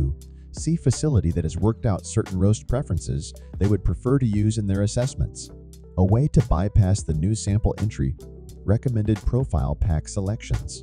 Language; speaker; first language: English; native; English